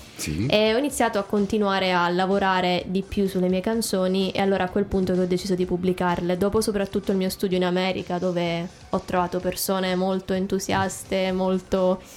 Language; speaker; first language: Italian; native; Italian